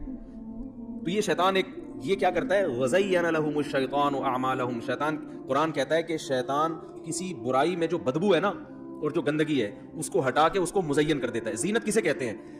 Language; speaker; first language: Urdu; native; Urdu